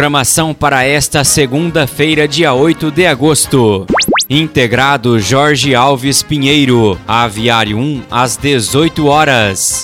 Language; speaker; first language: Portuguese; native; Portuguese